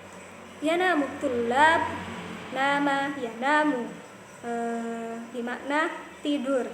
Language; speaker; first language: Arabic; non-native, fluent; Indonesian